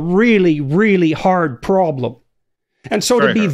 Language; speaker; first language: English; native; English